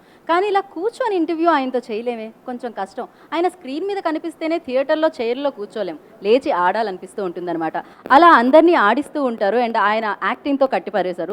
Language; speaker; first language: Telugu; native; Telugu